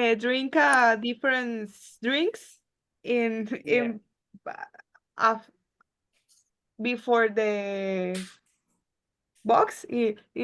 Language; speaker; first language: English; non-native, learner; Spanish